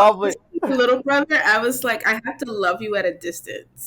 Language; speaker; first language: English; native; English